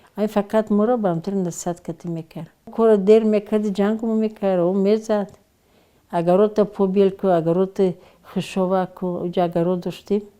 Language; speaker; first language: Tajik; native; Tajik